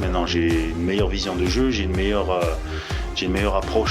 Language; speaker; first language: French; native; French